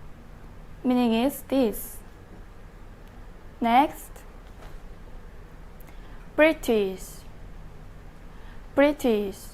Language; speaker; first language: English; non-native, learner; Indonesian